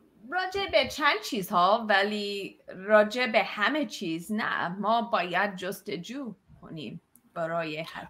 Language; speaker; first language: Persian; non-native, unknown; English